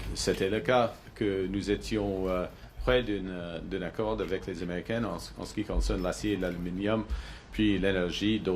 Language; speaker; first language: French; non-native, local second language; English